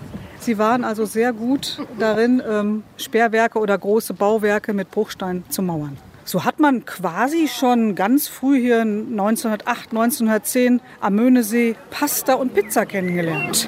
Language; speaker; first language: German; native; German